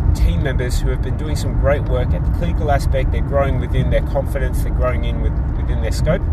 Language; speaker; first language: English; native; English